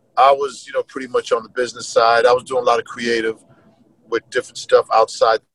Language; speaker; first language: English; native; English